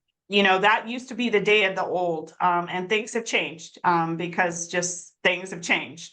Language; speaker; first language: English; native; English